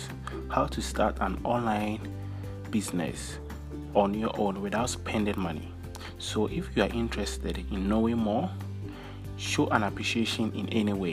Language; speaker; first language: English; non-native, local second language; Akan